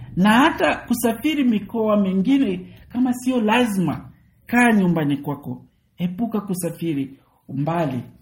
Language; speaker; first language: Swahili; native; Swahili